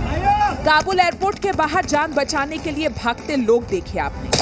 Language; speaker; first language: Hindi; native; Hindi